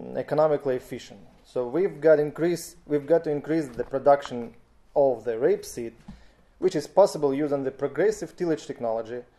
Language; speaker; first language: English; non-native, fluent; Russian